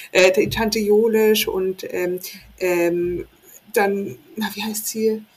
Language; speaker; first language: German; native; German